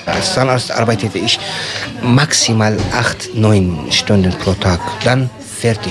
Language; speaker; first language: German; non-native, learner; Arabic